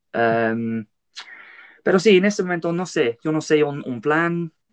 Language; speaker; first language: Spanish; non-native, learner; English